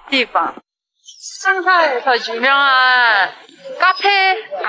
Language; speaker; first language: Chinese; non-native, learner; Korean